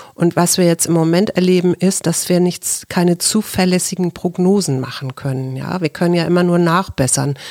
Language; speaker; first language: German; native; German